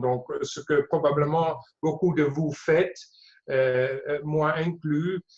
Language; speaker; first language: French; non-native, fluent; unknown